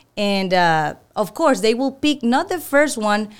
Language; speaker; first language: English; non-native, learner; Spanish